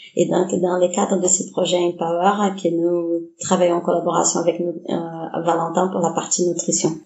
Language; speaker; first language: French; non-native, fluent; Portuguese